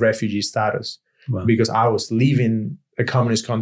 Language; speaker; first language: English; non-native, fluent; Spanish